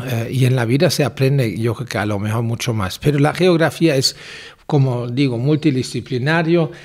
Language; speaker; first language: Spanish; non-native, fluent; German